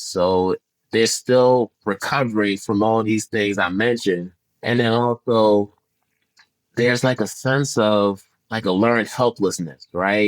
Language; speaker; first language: English; early bilingual, other home language; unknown